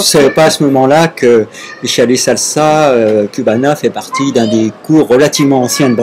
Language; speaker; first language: French; native; French